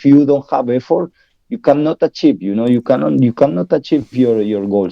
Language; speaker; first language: English; non-native, learner; Spanish